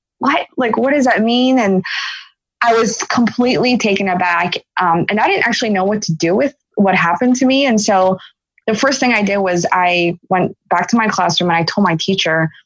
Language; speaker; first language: English; native; English